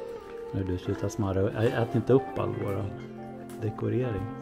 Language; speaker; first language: Swedish; native; Swedish